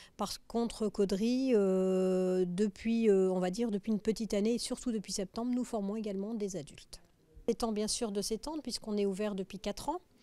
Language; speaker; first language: French; native; French